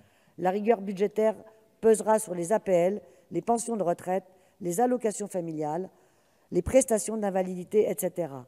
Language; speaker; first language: French; native; French